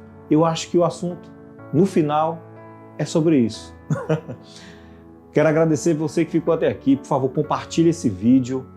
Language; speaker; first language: Portuguese; native; Portuguese